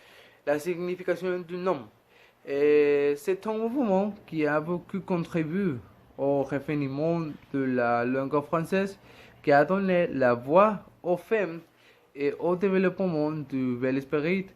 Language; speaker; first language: French; non-native, fluent; Spanish